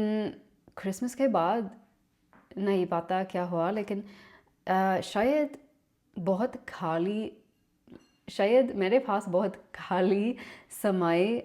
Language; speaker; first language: Hindi; non-native, learner; English